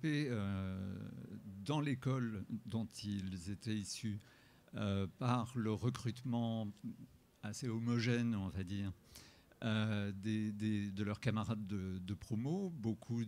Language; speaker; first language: French; native; French